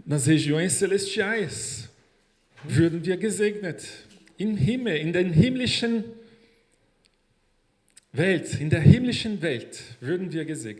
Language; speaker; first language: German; non-native, fluent; Portuguese